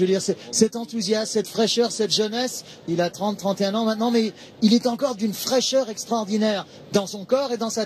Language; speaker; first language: French; native; French